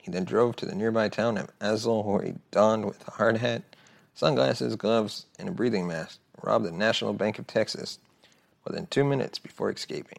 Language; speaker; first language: English; native; English